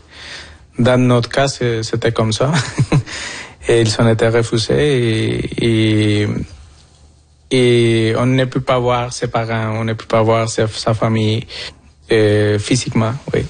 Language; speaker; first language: French; non-native, fluent; Spanish